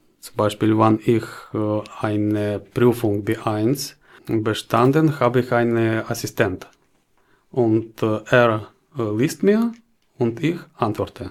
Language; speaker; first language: German; non-native, learner; Ukrainian